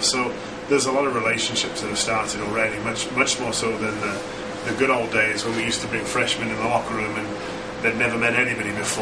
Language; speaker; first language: English; native; English